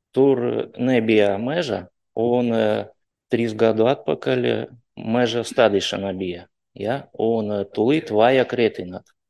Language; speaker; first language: Latvian; non-native, local second language; Russian